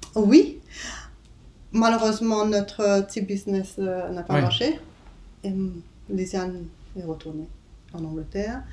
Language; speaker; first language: French; non-native, fluent; English